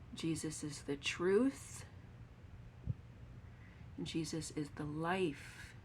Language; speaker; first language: English; native; English